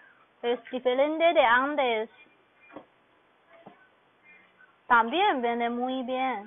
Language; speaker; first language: Spanish; non-native, learner; Chinese